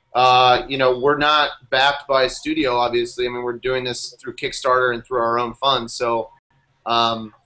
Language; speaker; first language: English; native; English